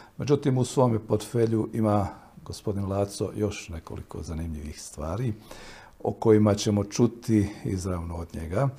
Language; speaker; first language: Croatian; native; Croatian